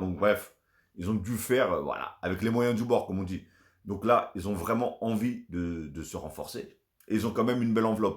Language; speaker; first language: French; native; French